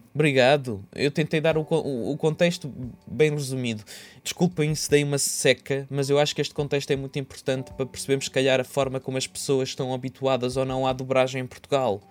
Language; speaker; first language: Portuguese; native; Portuguese